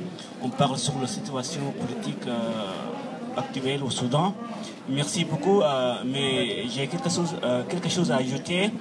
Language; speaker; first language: French; non-native, fluent; Arabic